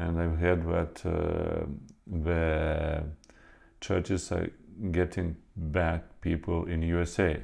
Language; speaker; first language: English; non-native, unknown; Lithuanian